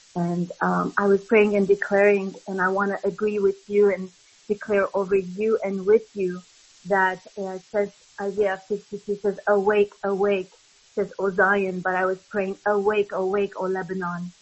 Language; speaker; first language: English; early bilingual, other home language; Arabic